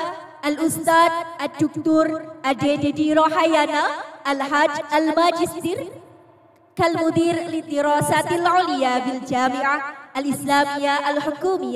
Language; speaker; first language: Arabic; non-native, fluent; Indonesian